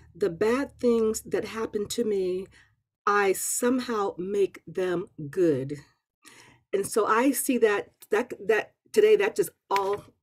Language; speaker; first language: English; native; English